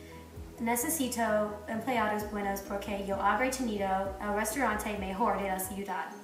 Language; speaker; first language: Spanish; non-native, learner; English